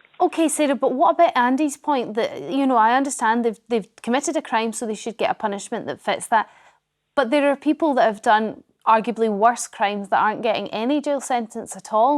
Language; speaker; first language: English; native; English